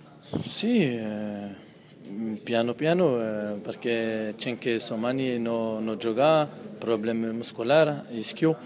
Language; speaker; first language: Italian; non-native, learner; French